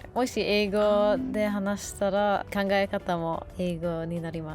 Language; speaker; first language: Japanese; non-native, learner; English